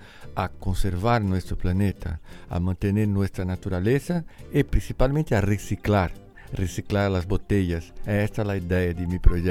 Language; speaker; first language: Spanish; non-native, fluent; Portuguese